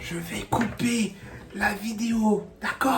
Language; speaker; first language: French; native; French